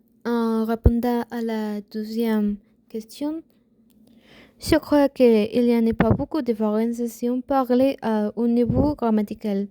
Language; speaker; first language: French; non-native, learner; Spanish